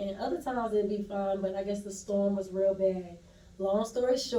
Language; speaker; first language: English; native; English